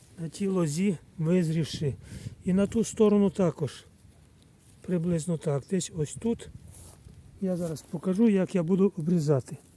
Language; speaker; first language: Ukrainian; native; Ukrainian